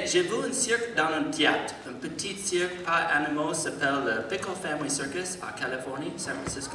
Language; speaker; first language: French; non-native, learner; English